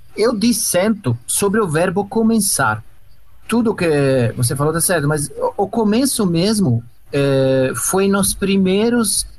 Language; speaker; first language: Portuguese; non-native, fluent; Italian